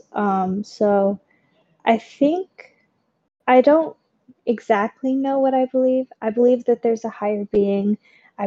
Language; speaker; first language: English; native; English